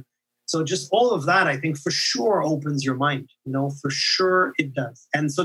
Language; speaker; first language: English; non-native, fluent; French